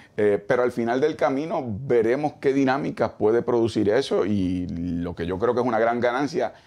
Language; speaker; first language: Spanish; native; Spanish